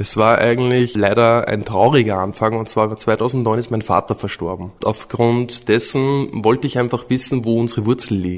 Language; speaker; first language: German; native; German